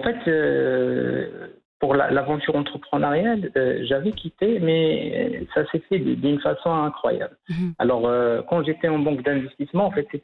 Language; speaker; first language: French; non-native, local second language; Arabic